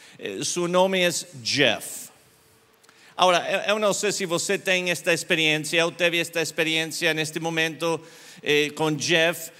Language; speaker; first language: Portuguese; non-native, learner; English